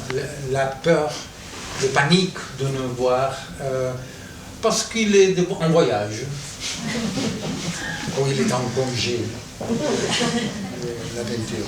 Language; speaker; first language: French; non-native, fluent; Catalan